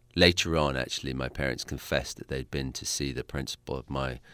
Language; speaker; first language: English; native; English